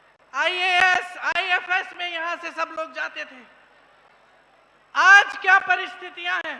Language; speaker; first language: Hindi; native; Hindi